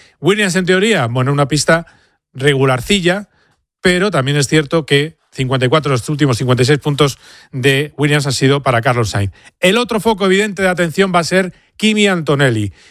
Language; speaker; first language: Spanish; native; Spanish